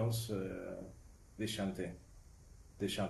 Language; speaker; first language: French; non-native, fluent; Spanish